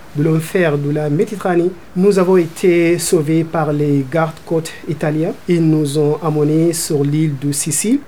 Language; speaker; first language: French; non-native, learner; Arabic